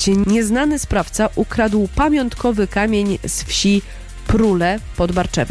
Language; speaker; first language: Polish; native; Polish